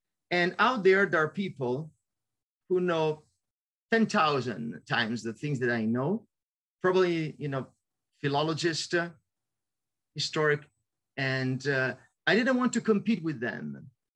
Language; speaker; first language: English; non-native, fluent; Italian